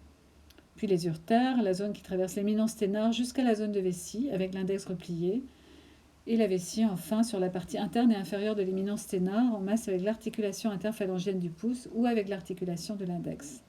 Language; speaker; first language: French; native; French